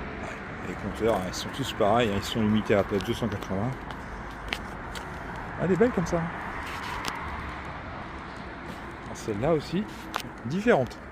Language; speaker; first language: French; native; French